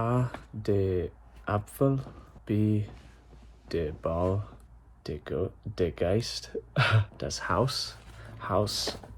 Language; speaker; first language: German; non-native, learner; English